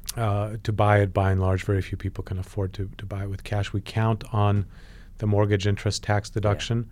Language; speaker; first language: English; non-native, fluent; Polish